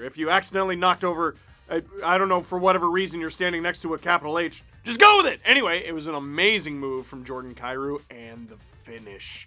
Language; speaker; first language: English; native; English